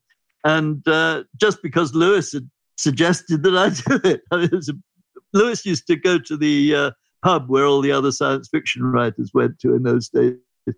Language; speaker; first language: English; native; English